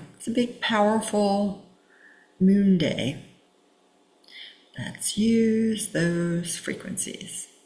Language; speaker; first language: English; native; English